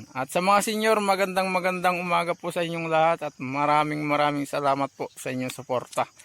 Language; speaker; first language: Filipino; native; Filipino